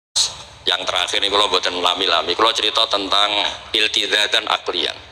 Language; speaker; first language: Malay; non-native, local second language; Javanese